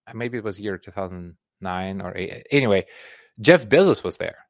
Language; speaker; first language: English; non-native, fluent; Russian